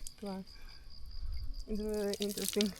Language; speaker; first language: English; non-native, learner; Ukrainian